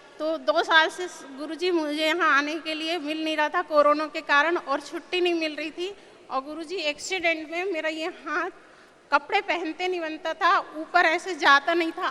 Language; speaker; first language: Hindi; native; Hindi